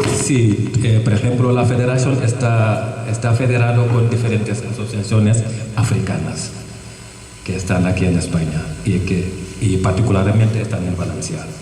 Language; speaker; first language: Spanish; non-native, fluent; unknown